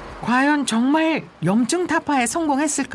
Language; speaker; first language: Korean; native; Korean